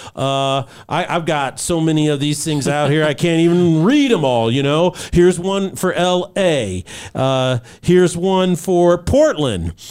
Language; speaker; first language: English; native; English